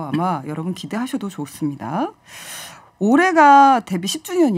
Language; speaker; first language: Korean; native; Korean